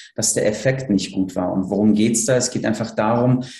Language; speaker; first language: German; early bilingual, other home language; Polish